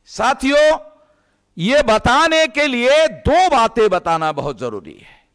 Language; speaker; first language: Hindi; non-native, local second language; Marathi